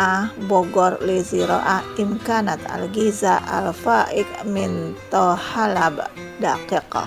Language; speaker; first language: Arabic; non-native, fluent; Indonesian